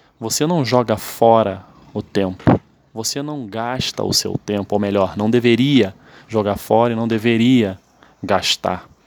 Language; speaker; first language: Portuguese; native; Portuguese